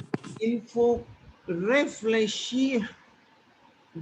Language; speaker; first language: French; non-native, fluent; Hindi